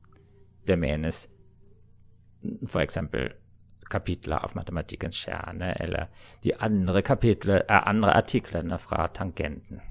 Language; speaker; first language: Norwegian; non-native, fluent; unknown